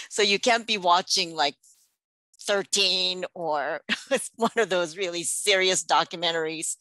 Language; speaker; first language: English; non-native, local second language; Japanese